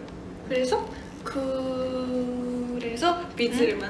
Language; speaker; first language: Korean; non-native, fluent; Japanese